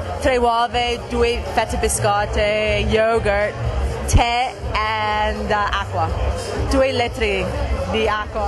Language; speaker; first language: Italian; non-native, fluent; English